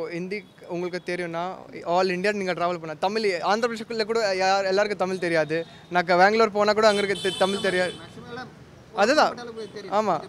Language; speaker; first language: Tamil; non-native, local second language; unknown